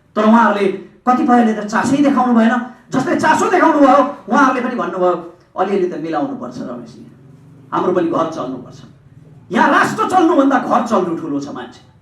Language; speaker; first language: Nepali; native; Nepali